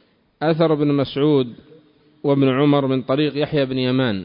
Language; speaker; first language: Arabic; native; Arabic